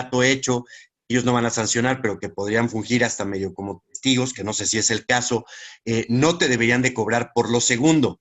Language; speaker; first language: Spanish; native; Spanish